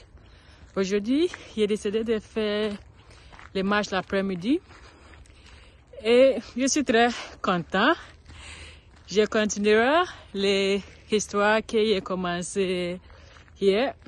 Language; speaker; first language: French; non-native, learner; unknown